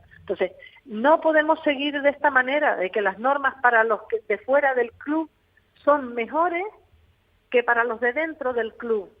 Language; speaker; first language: Spanish; native; Spanish